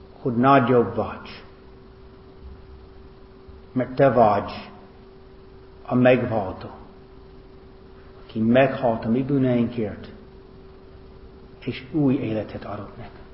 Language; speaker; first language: Hungarian; non-native, fluent; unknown